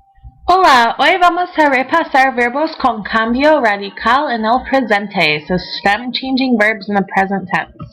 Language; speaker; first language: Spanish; non-native, fluent; English